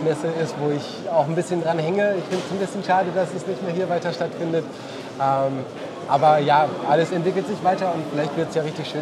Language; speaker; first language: German; native; German